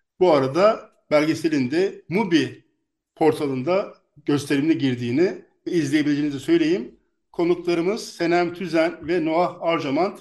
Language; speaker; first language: Turkish; native; Turkish